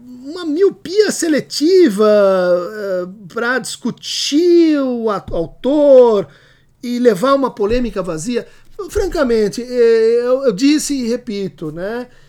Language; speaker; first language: Portuguese; native; Portuguese